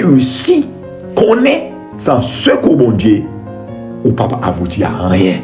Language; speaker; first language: French; non-native, local second language; Haitian Creole